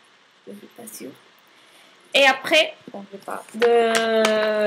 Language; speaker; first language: French; non-native, learner; Spanish